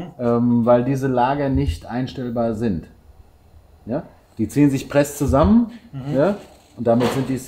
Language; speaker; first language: German; native; German